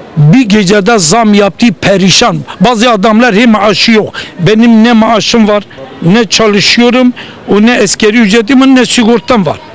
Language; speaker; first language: Turkish; non-native, local second language; Kurdish